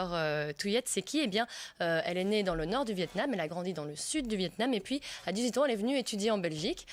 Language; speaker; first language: French; native; French